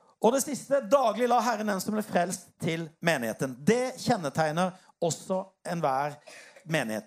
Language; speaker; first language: Norwegian; native; Norwegian